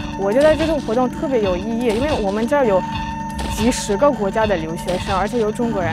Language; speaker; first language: Chinese; non-native, fluent; Russian